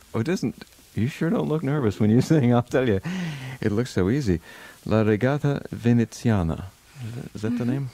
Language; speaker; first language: English; native; English